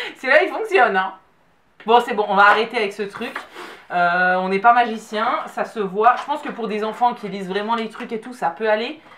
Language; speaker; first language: French; native; French